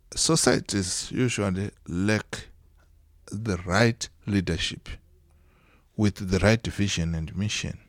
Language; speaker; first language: English; non-native, local second language; Shona